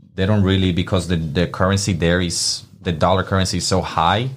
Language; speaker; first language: English; non-native, fluent; Spanish